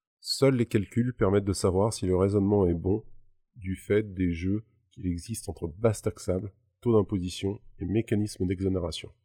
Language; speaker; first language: French; native; French